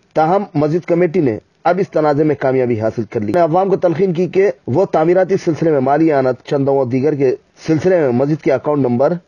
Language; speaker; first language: Urdu; native; Urdu